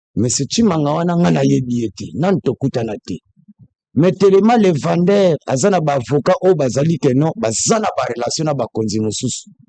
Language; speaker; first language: Lingala; non-native, local second language; Kongo